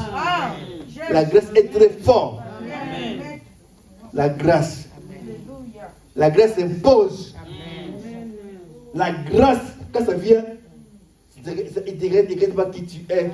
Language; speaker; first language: French; non-native, local second language; Lingala